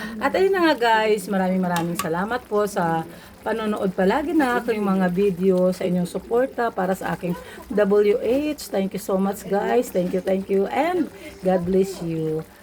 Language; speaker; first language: Filipino; non-native, local second language; Hiligaynon